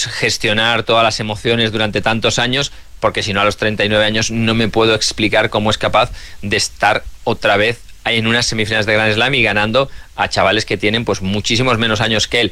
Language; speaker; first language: Spanish; native; Spanish